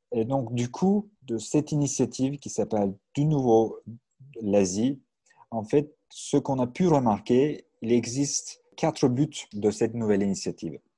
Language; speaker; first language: French; non-native, fluent; Turkish